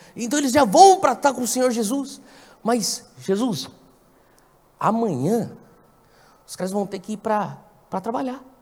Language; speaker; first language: Portuguese; native; Portuguese